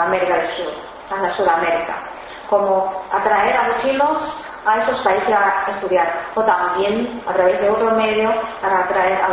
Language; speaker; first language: Spanish; non-native, fluent; Chinese